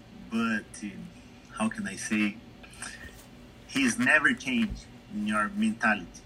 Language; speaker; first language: English; non-native, learner; Portuguese